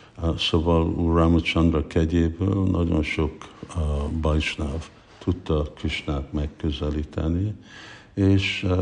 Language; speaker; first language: Hungarian; early bilingual, heritage; Hungarian